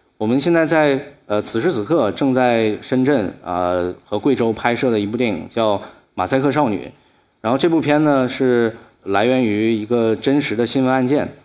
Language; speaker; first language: Chinese; native; Chinese